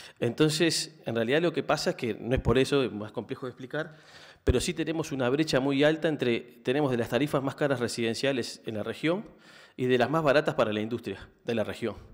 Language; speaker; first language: Spanish; native; Spanish